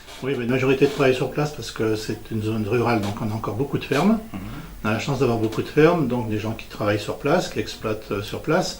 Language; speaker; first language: French; native; French